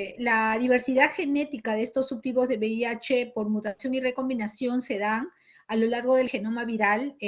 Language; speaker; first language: Spanish; native; Spanish